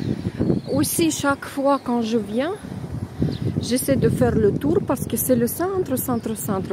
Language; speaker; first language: French; non-native, fluent; Russian